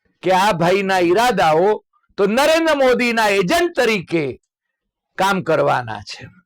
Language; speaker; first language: Gujarati; native; Gujarati